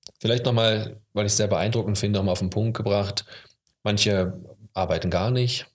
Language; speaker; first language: German; native; German